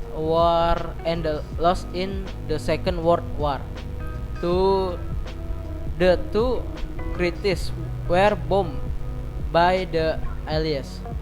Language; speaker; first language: English; non-native, learner; Indonesian